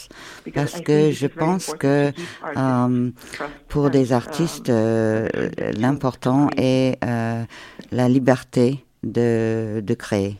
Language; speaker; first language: French; non-native, fluent; Ukrainian